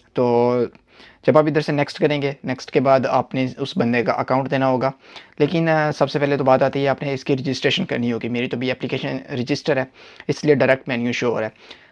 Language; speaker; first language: Hindi; non-native, local second language; Punjabi